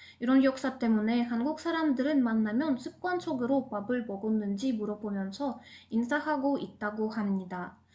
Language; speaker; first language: Korean; non-native, fluent; Russian